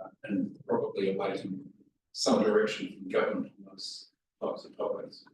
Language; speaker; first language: English; native; English